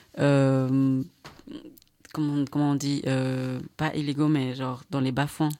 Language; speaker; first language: French; non-native, fluent; Spanish